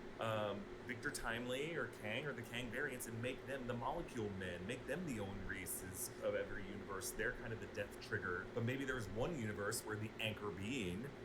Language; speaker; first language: English; native; English